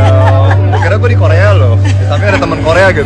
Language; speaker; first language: Indonesian; native; Indonesian